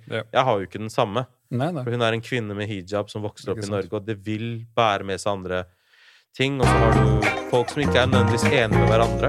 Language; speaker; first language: Norwegian; early bilingual, other home language; Urdu